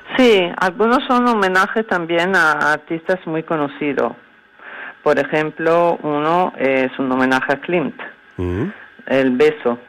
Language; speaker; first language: Spanish; non-native, fluent; English